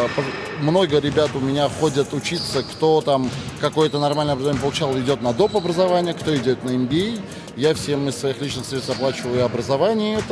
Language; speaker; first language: Russian; native; Russian